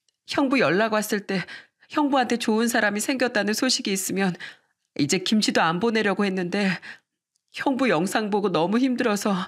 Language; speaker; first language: Korean; native; Korean